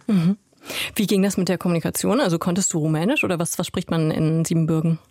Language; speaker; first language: German; native; German